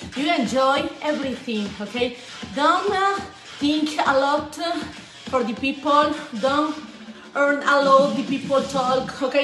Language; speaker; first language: English; non-native, learner; Spanish